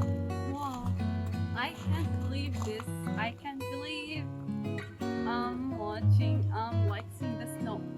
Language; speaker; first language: English; non-native, learner; Arabic